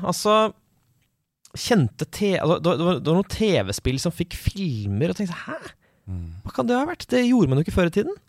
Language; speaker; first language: Norwegian; native; Norwegian